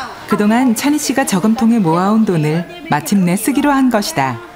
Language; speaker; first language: Korean; native; Korean